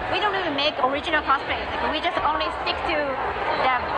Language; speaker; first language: English; non-native, learner; Japanese